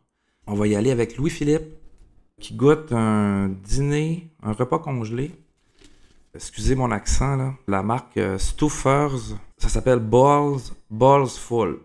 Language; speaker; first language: French; native; French